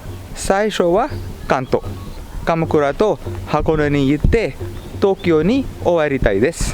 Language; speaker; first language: Japanese; non-native, learner; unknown